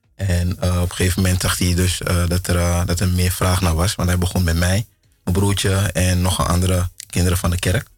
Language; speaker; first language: Dutch; early bilingual, other home language; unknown